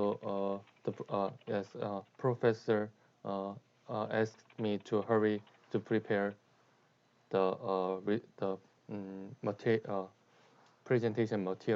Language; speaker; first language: English; non-native, learner; Korean